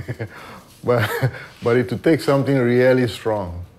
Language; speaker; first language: English; non-native, local second language; Ewe